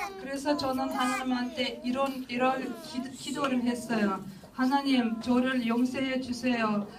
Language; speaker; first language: Korean; non-native, learner; Russian